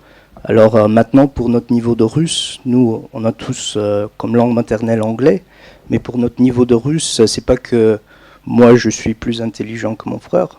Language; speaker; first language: French; non-native, fluent; English